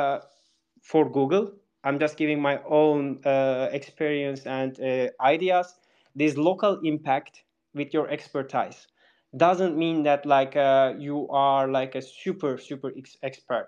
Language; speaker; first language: English; non-native, fluent; Turkish